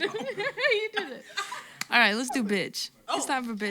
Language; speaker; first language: English; native; English